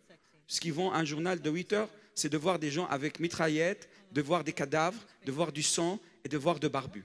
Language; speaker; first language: French; non-native, fluent; Arabic